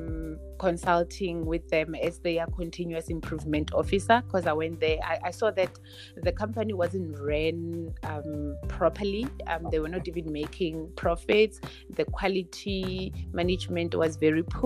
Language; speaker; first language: English; non-native, local second language; Tswana